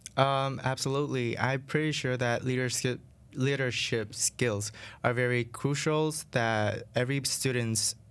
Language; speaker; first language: English; non-native, fluent; Vietnamese